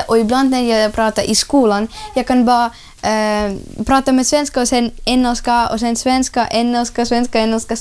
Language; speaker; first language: Swedish; non-native, learner; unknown